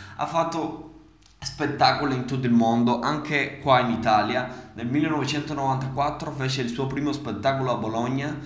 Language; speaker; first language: Italian; early bilingual, other home language; Spanish